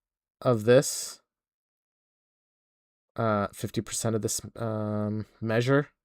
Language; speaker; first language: English; native; English